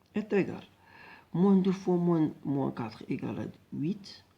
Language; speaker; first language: French; non-native, local second language; Arabic